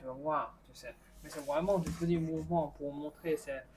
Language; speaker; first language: French; non-native, learner; Chinese